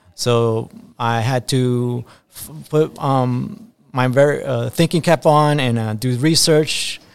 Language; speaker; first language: English; early bilingual, other home language; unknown